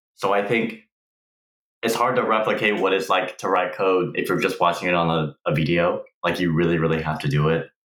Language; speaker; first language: English; native; English